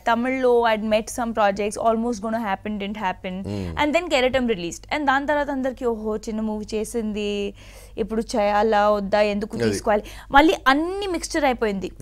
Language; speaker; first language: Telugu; non-native, local second language; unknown